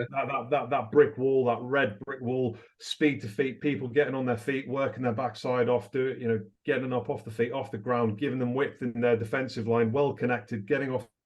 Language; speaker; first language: English; native; English